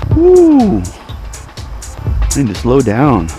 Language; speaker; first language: English; native; English